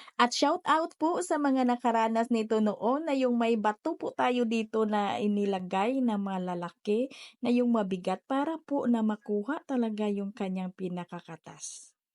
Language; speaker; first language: Filipino; non-native, local second language; Cebuano